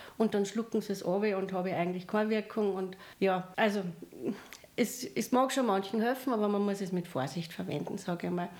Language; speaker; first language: German; native; German